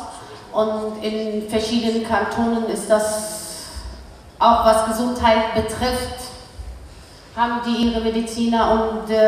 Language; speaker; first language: German; early bilingual, other home language; Kurdish